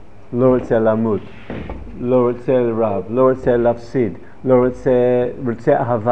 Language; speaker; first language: Hebrew; non-native, fluent; English